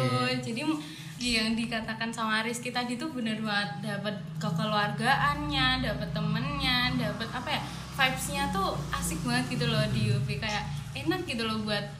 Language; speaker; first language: Indonesian; native; Indonesian